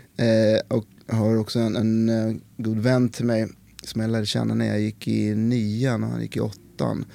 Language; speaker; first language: Swedish; native; Swedish